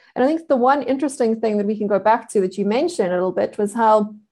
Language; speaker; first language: English; native; English